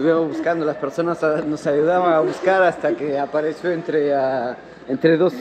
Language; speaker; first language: Spanish; native; Spanish